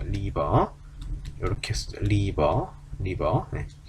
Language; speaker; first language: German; non-native, fluent; Korean